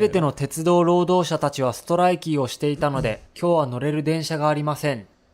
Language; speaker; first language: Japanese; non-native, learner; English